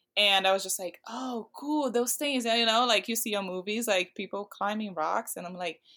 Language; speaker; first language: English; non-native, fluent; Portuguese